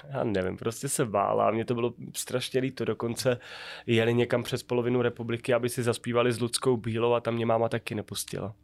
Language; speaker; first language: Czech; native; Czech